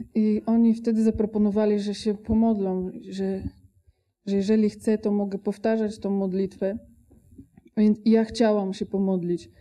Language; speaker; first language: Polish; non-native, fluent; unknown